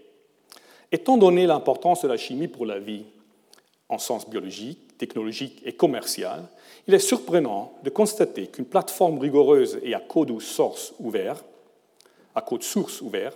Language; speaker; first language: French; non-native, fluent; German